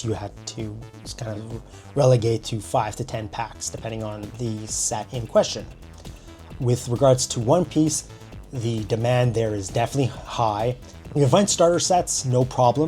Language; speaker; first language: English; native; English